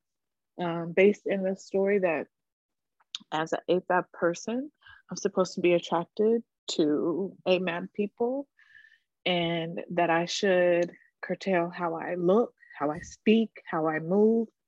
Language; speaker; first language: English; native; English